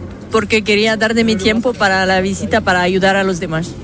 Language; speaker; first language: Spanish; non-native, fluent; French